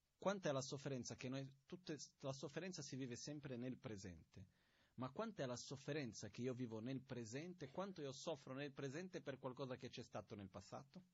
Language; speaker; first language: Italian; non-native, fluent; Portuguese